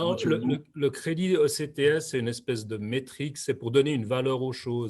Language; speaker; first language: French; native; French